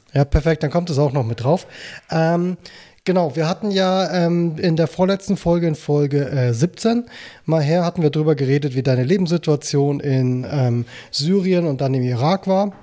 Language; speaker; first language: German; native; German